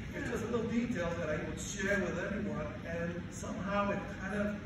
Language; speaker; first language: English; non-native, fluent; Spanish